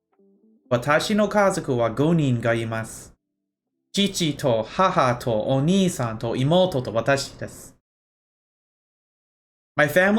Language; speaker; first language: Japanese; non-native, learner; English